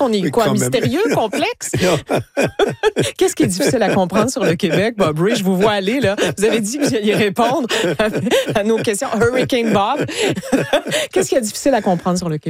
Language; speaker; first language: French; native; French